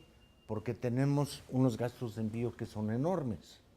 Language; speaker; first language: Spanish; native; Spanish